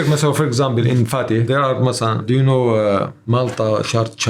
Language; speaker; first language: English; non-native, learner; Arabic